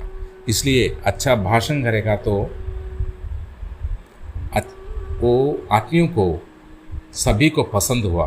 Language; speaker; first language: Hindi; non-native, local second language; Malayalam